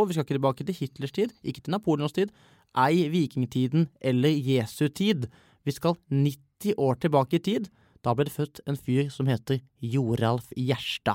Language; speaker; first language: Norwegian; native; Norwegian